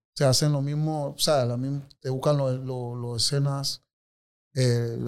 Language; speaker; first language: Spanish; native; Spanish